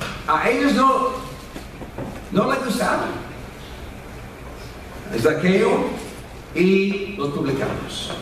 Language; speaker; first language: Spanish; non-native, fluent; English